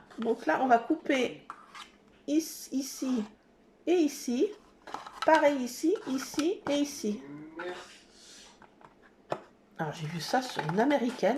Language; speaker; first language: French; native; French